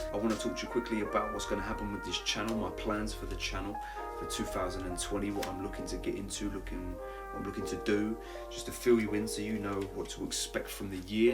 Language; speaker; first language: English; native; English